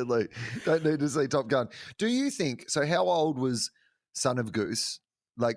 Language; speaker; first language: English; native; English